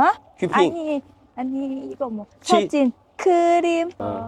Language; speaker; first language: Korean; non-native, learner; Thai